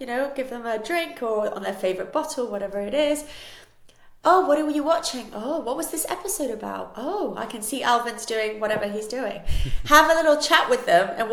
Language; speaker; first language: English; non-native, fluent; Spanish